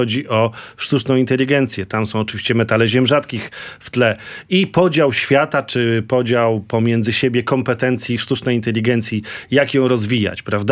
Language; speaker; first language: Polish; native; Polish